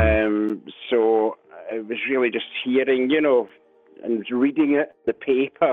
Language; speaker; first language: English; native; English